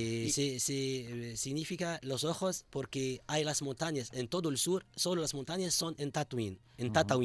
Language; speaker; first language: Spanish; non-native, fluent; Arabic